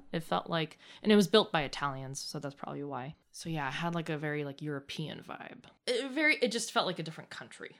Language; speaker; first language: English; early bilingual, other home language; Russian